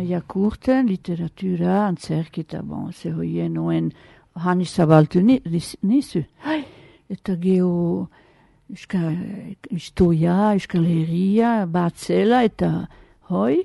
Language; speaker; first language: Basque; native; Basque